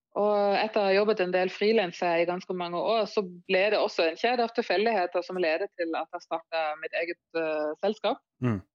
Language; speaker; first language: Norwegian; non-native, fluent; German